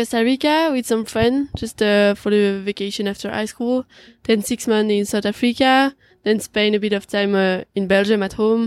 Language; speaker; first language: English; non-native, fluent; French